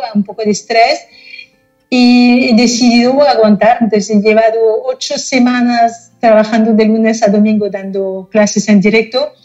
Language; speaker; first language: Spanish; non-native, fluent; French